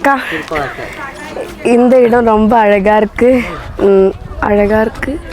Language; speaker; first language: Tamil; non-native, learner; Malayalam